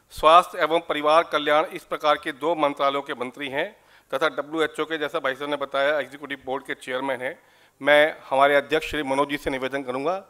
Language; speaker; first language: Hindi; native; Hindi